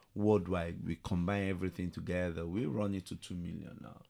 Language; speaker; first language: English; non-native, local second language; Yoruba